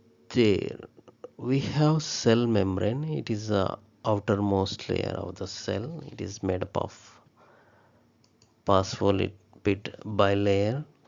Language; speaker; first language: English; non-native, local second language; Telugu